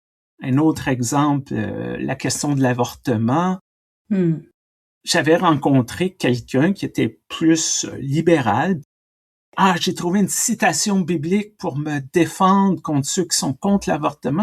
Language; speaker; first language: French; native; French